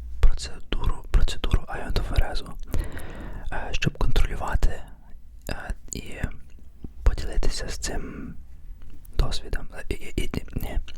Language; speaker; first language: Ukrainian; early bilingual, heritage; Ukrainian